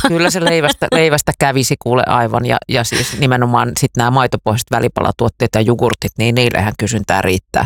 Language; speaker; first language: Finnish; native; Finnish